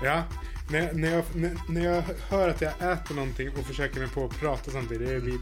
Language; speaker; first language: Swedish; native; Swedish